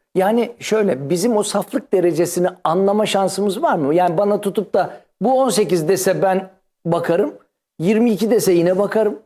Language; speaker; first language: Turkish; native; Turkish